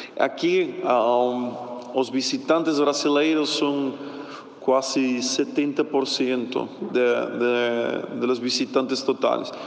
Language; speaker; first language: Portuguese; non-native, fluent; Spanish